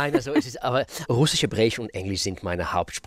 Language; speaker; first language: German; non-native, fluent; Russian